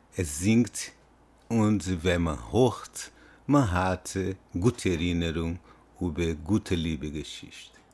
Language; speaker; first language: German; non-native, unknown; Portuguese